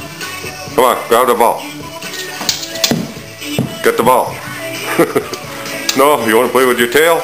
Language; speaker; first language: English; native; English